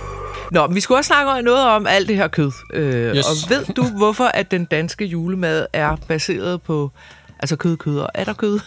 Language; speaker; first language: Danish; native; Danish